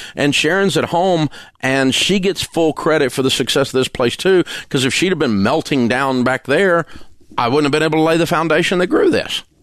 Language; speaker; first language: English; native; English